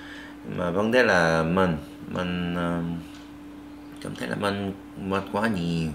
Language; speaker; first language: Vietnamese; non-native, learner; Korean